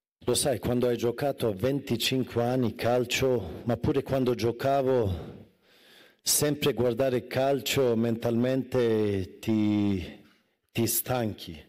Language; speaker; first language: Italian; non-native, fluent; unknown